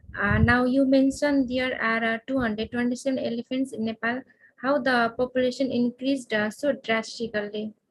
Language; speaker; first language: English; non-native, local second language; Nepali